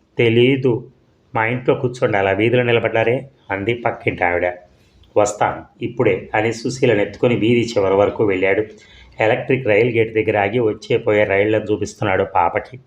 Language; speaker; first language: Telugu; native; Telugu